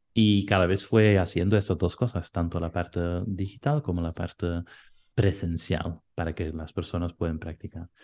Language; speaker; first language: Spanish; non-native, fluent; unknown